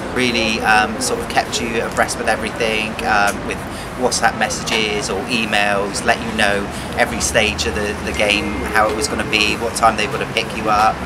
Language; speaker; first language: English; native; English